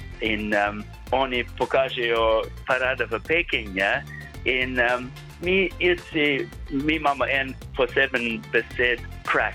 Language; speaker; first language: Slovenian; non-native, learner; English